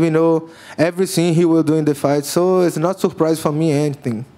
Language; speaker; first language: English; non-native, learner; Portuguese